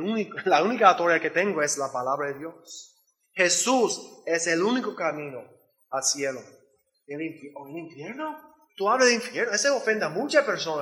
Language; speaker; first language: Spanish; non-native, learner; English